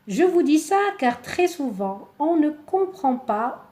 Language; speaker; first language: French; non-native, local second language; Arabic